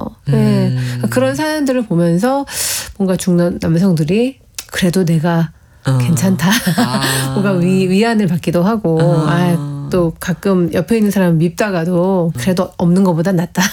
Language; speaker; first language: Korean; native; Korean